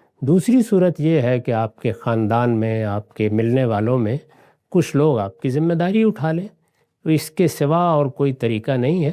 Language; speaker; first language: Urdu; non-native, local second language; Punjabi